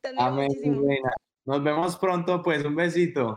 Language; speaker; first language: Spanish; native; Spanish